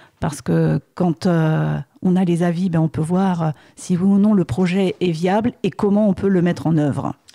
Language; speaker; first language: French; native; French